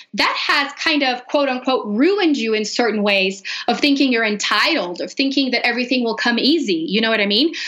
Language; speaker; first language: English; non-native, fluent; Portuguese